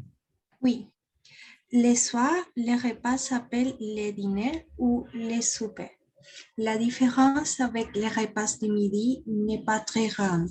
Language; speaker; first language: French; non-native, learner; Spanish